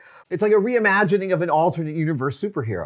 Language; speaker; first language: English; native; English